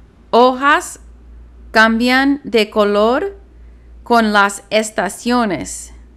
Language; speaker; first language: Spanish; non-native, learner; English